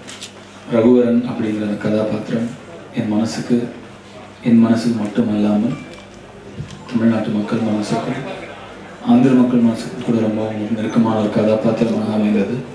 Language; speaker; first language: Tamil; native; Tamil